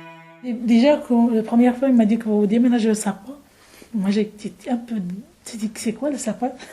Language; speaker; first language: French; non-native, fluent; Arabic